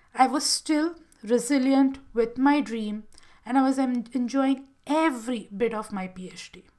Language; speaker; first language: English; non-native, local second language; Gujarati